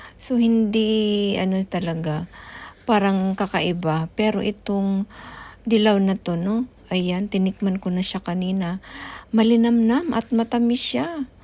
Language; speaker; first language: Filipino; non-native, local second language; Cebuano